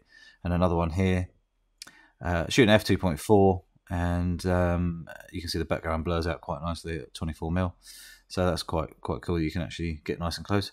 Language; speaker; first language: English; native; English